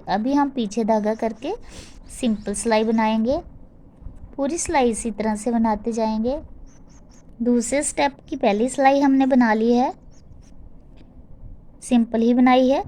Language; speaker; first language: Hindi; non-native, local second language; Punjabi